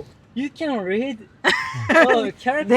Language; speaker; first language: English; non-native, learner; Japanese